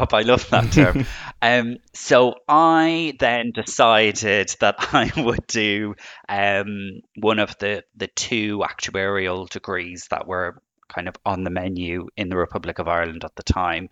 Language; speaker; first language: English; native; English